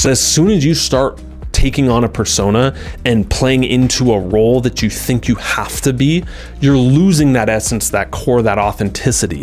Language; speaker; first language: English; native; English